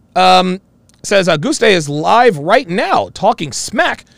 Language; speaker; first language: English; native; English